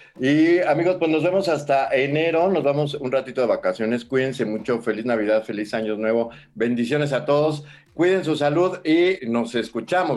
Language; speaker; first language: Spanish; native; Spanish